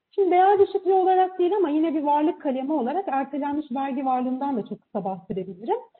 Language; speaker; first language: Turkish; native; Turkish